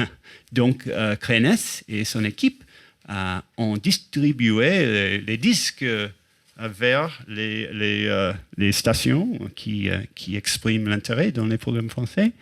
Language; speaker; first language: French; non-native, fluent; English